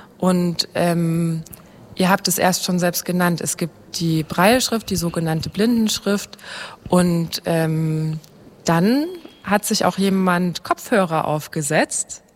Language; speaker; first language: German; native; German